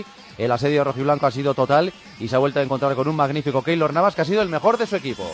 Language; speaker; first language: Spanish; native; Spanish